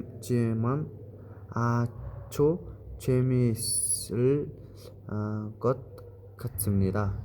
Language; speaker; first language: Korean; non-native, learner; Mongolian